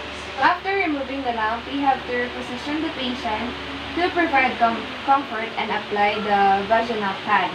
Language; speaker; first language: English; non-native, local second language; Filipino